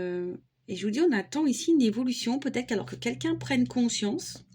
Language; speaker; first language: French; native; French